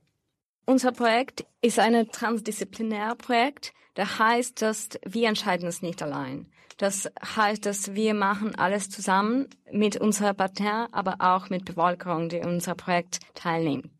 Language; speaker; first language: German; non-native, fluent; Russian